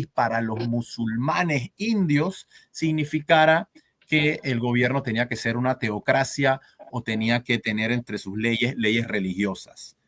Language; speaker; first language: Spanish; native; Spanish